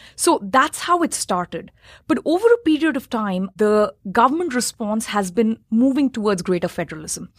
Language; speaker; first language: English; non-native, local second language; Hindi